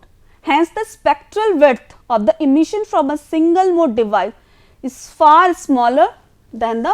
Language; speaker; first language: English; non-native, local second language; Hindi